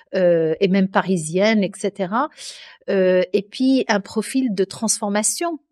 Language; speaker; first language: French; non-native, local second language; Arabic